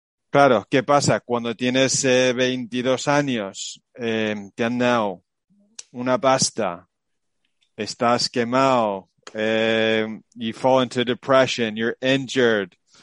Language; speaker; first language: Spanish; non-native, fluent; English